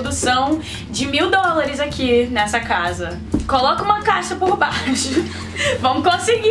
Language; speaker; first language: Portuguese; early bilingual, heritage; Portuguese